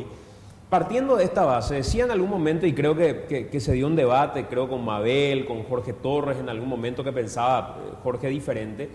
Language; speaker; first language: Spanish; native; Spanish